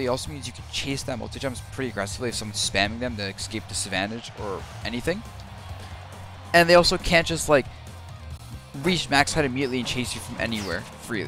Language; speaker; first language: English; native; English